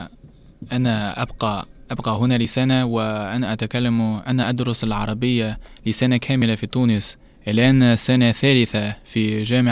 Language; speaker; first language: Arabic; non-native, learner; Chinese